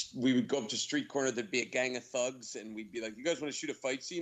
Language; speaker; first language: English; native; English